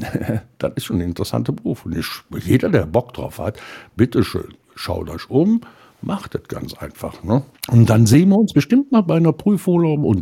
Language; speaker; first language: German; native; German